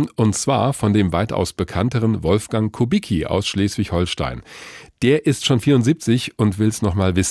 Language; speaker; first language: German; native; German